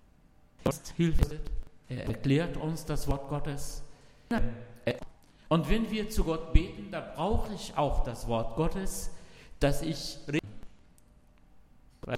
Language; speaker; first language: German; non-native, learner; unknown